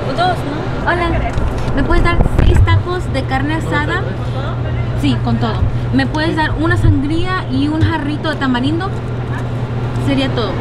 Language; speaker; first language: Spanish; early bilingual, heritage; Spanish